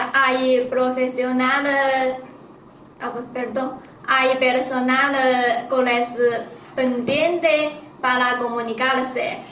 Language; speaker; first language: Spanish; non-native, learner; Chinese